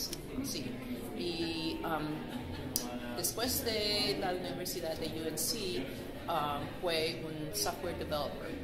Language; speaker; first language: Spanish; non-native, learner; English